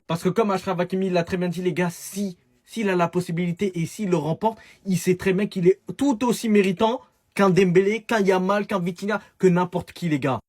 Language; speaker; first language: French; native; French